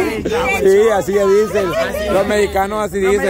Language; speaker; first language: Spanish; native; Spanish